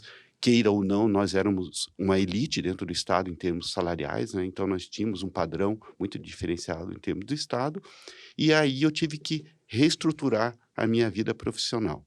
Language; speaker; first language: Portuguese; native; Portuguese